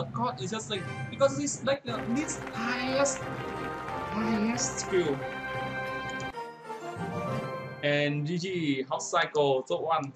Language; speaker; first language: English; non-native, learner; Vietnamese